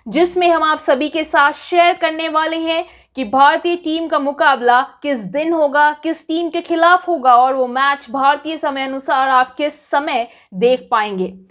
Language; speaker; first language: Hindi; native; Hindi